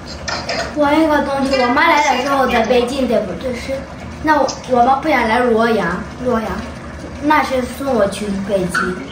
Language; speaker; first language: Chinese; early bilingual, heritage; Spanish